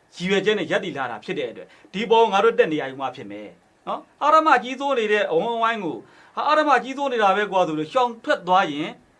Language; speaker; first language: Burmese; native; Burmese